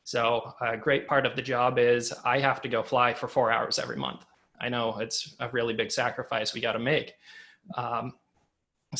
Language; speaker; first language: English; native; English